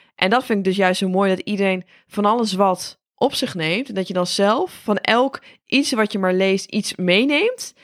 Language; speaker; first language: Dutch; native; Dutch